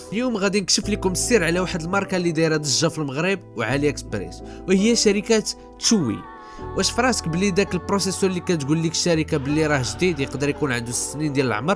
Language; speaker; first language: Arabic; native; Arabic